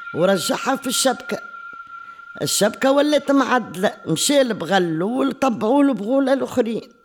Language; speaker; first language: Arabic; native; Arabic